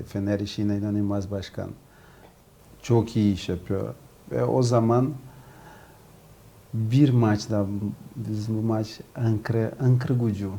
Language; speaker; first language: Turkish; non-native, learner; Portuguese